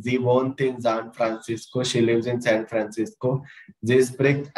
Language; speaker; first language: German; non-native, learner; Hindi